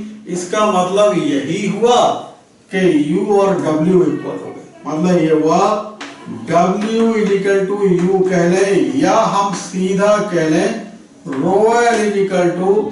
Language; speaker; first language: Hindi; native; Hindi